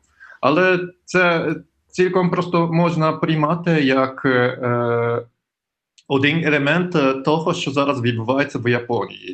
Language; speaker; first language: Ukrainian; non-native, fluent; Japanese